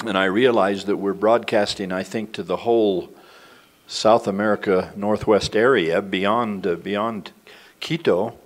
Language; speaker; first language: English; native; English